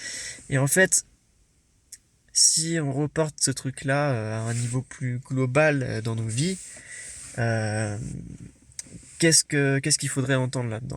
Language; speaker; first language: French; native; French